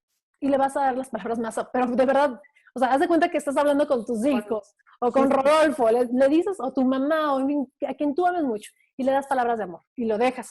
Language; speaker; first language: Spanish; native; Spanish